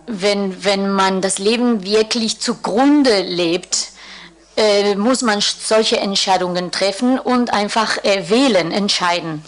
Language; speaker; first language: German; non-native, fluent; Spanish